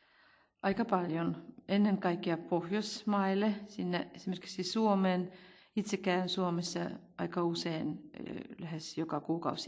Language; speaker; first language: Finnish; non-native, fluent; Russian